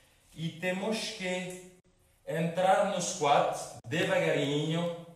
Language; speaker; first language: Portuguese; non-native, fluent; French